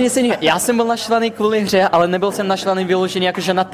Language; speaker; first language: Czech; non-native, fluent; Russian